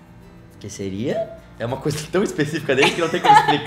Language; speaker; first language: Portuguese; native; Portuguese